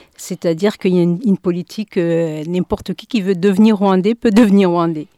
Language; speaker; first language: French; non-native, local second language; Kinyarwanda